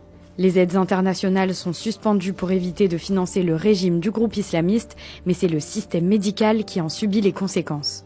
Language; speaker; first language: French; native; French